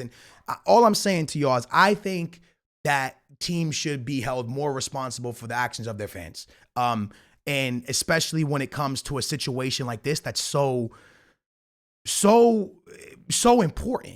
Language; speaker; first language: English; native; English